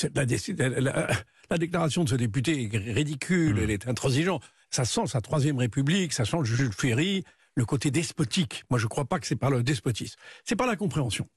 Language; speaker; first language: French; native; French